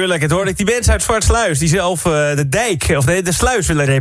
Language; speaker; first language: Dutch; native; Dutch